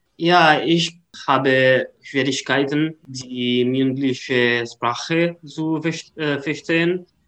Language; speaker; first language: German; non-native, learner; Italian